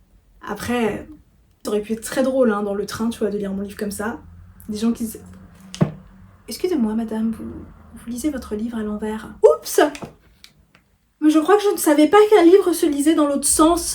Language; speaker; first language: French; native; French